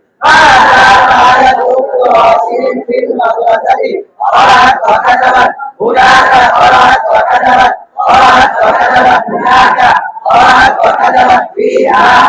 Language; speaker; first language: Arabic; non-native, learner; Bangla